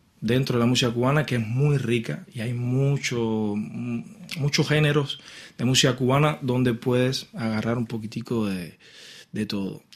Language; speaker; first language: Spanish; native; Spanish